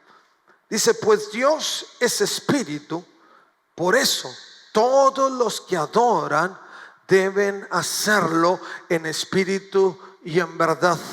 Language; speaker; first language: Spanish; native; Spanish